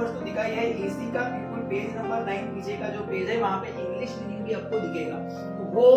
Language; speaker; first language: Hindi; native; Hindi